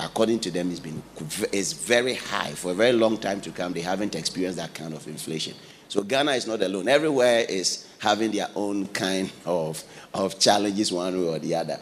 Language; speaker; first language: English; non-native, local second language; Akan